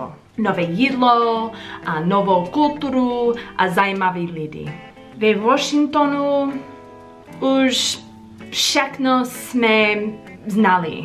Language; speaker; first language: Czech; non-native, learner; English